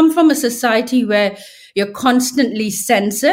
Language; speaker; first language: English; non-native, local second language; Tamil